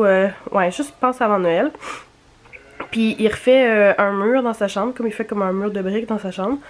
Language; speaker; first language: French; native; French